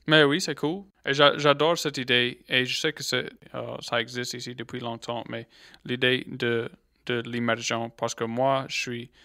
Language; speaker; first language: French; non-native, local second language; English